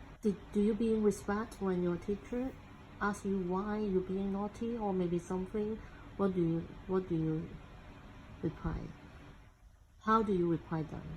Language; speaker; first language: English; non-native, local second language; Cantonese